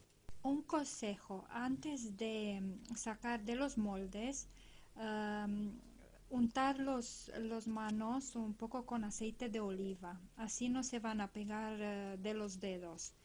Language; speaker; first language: Spanish; non-native, fluent; Romanian